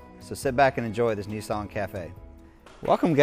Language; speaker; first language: English; native; English